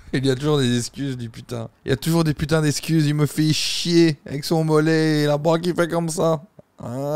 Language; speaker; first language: French; native; French